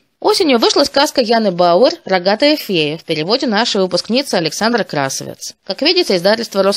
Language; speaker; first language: Russian; native; Russian